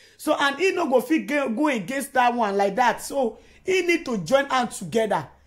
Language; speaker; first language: Nigerian Pidgin; non-native, local second language; Yoruba